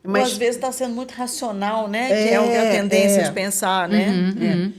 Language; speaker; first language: Portuguese; native; Portuguese